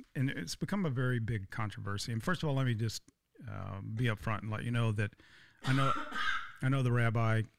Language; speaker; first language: English; native; English